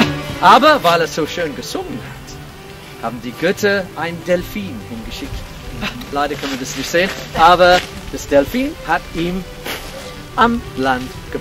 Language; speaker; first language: German; non-native, fluent; English